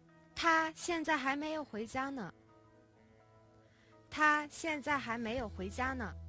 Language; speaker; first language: Chinese; non-native, fluent; Mongolian